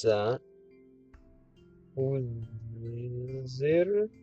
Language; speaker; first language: Russian; non-native, learner; English